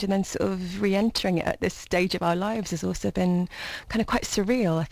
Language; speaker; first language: English; native; English